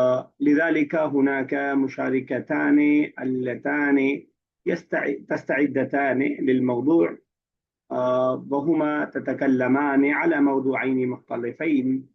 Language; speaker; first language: Arabic; non-native, fluent; Urdu